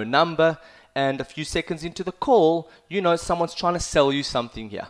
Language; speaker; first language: English; native; English